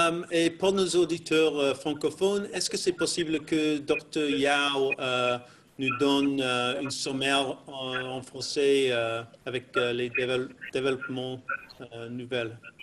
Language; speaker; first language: French; non-native, learner; English